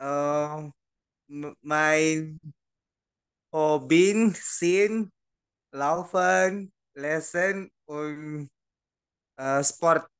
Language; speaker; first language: German; non-native, learner; Indonesian